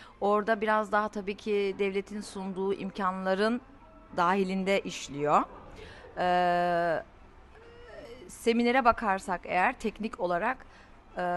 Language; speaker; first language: Turkish; early bilingual, heritage; Turkish